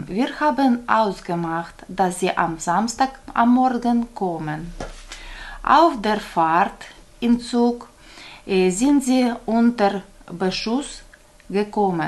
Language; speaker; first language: German; non-native, fluent; Ukrainian